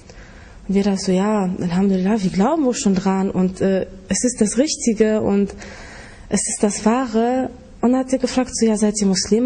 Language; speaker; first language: German; early bilingual, other home language; Polish